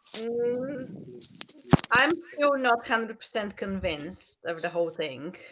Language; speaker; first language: English; non-native, fluent; Bulgarian